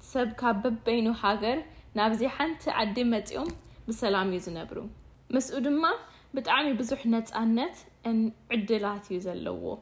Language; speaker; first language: Tigrinya; early bilingual, heritage; Tigrinya